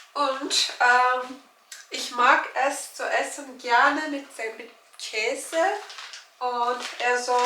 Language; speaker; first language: German; non-native, learner; Turkish